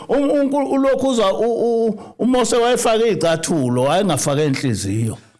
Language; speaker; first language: Zulu; native; Zulu